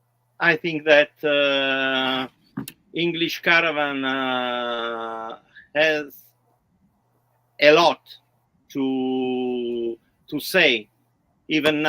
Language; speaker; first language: English; non-native, learner; Italian